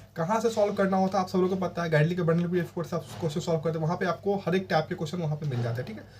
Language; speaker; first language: Hindi; native; Hindi